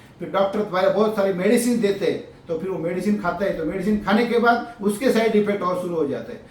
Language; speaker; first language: Hindi; non-native, local second language; Marathi